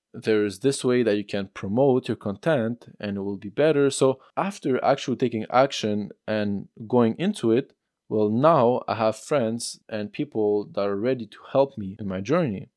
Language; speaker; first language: English; non-native, fluent; French